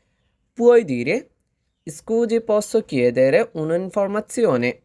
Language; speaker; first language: Italian; non-native, fluent; Bangla